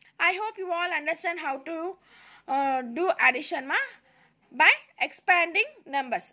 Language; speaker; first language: English; non-native, local second language; Telugu